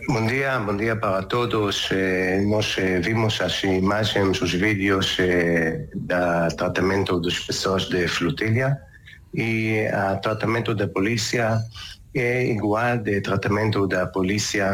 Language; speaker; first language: Portuguese; non-native, learner; Hebrew